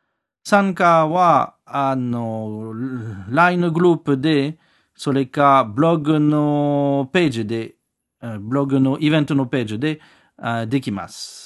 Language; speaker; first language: Japanese; non-native, learner; French